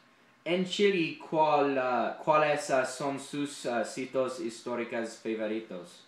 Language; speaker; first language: Spanish; non-native, learner; English